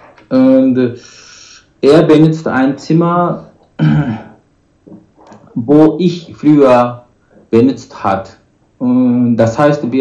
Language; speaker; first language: German; non-native, learner; Japanese